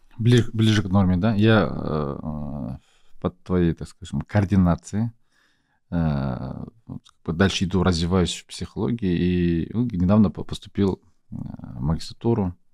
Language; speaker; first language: Russian; non-native, local second language; Kazakh